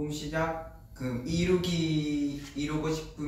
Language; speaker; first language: Korean; non-native, learner; Vietnamese